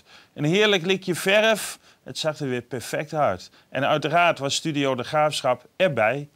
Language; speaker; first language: Dutch; native; Dutch